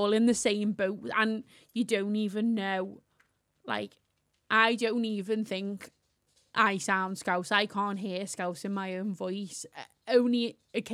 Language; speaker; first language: English; native; English